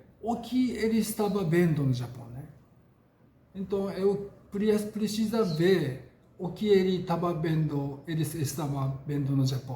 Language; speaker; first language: Portuguese; non-native, learner; Japanese